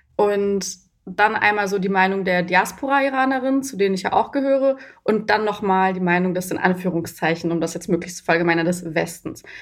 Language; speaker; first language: German; early bilingual, other home language; Persian